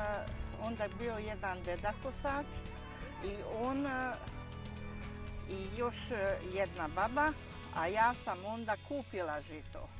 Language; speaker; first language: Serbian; non-native, local second language; Hungarian